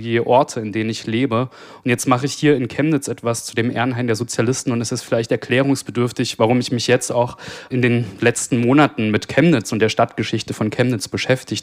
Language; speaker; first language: German; native; German